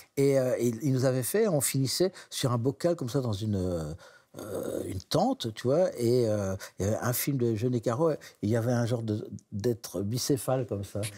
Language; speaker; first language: French; native; French